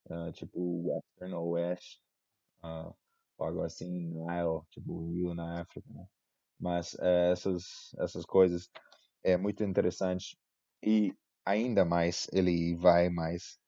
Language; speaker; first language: Portuguese; non-native, fluent; English